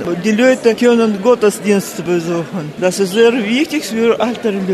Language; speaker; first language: German; non-native, fluent; Russian